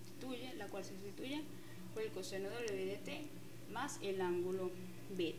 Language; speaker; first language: Spanish; native; Spanish